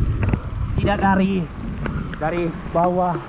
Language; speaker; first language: Indonesian; non-native, fluent; English